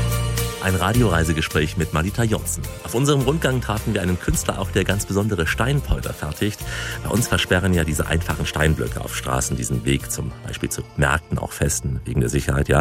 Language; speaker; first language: German; native; German